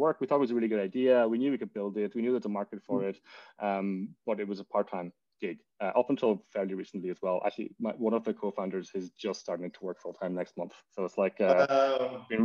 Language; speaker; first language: English; native; English